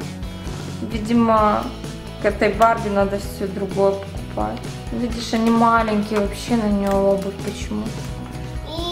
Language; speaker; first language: Russian; native; Russian